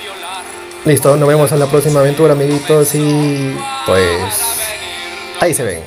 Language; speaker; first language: Spanish; native; Spanish